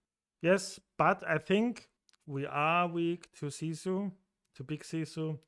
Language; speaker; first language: English; non-native, fluent; German